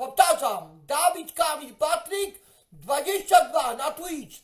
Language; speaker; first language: Polish; native; Polish